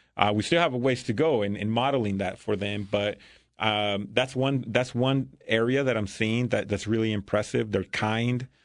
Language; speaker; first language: English; early bilingual, other home language; Spanish